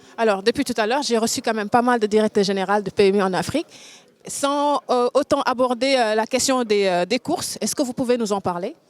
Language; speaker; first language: French; non-native, local second language; Wolof